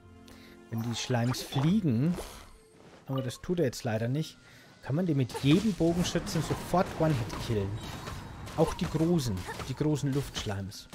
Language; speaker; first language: German; native; German